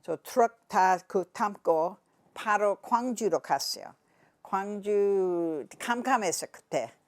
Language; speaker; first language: Korean; early bilingual, heritage; English